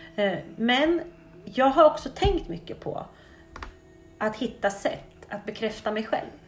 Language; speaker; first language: Swedish; native; Swedish